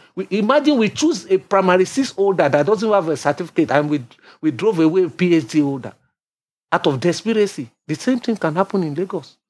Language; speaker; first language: English; non-native, local second language; Yoruba